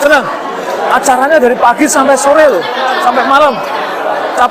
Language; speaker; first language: Indonesian; native; Indonesian